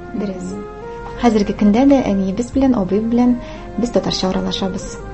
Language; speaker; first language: Tatar; non-native, local second language; Russian